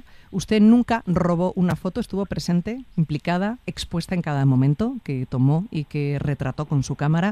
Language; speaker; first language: Spanish; native; Spanish